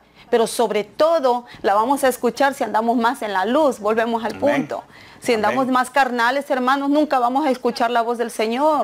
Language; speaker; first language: Spanish; native; Spanish